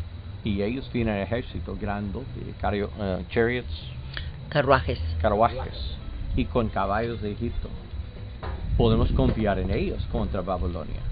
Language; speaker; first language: Spanish; non-native, learner; English